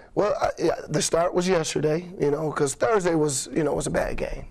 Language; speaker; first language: English; native; English